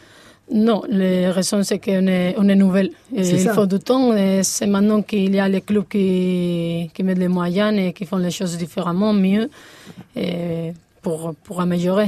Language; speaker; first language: French; non-native, fluent; Spanish